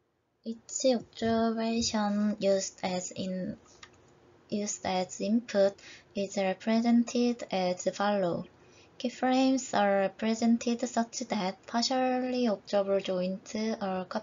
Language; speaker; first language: English; non-native, fluent; Korean